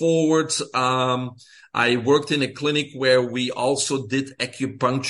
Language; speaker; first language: English; non-native, fluent; Dutch